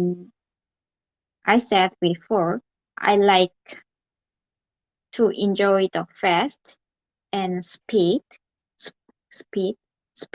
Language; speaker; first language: English; non-native, learner; Korean